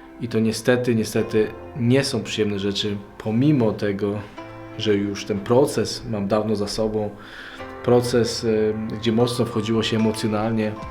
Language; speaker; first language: Polish; native; Polish